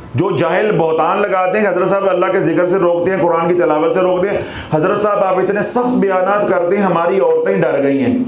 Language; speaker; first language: Urdu; non-native, local second language; Punjabi